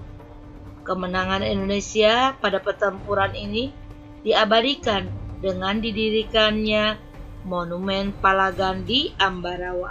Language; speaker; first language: Indonesian; native; Indonesian